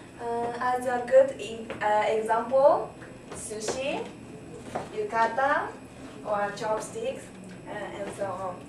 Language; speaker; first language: English; non-native, learner; Japanese